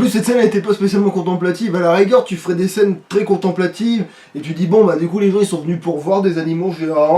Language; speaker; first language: French; native; French